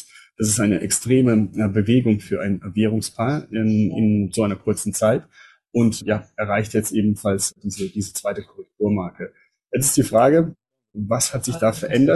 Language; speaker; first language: German; native; German